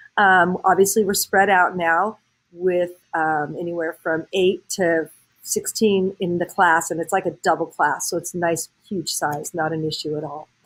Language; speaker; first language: English; native; English